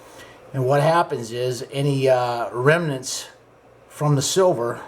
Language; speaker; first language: English; native; English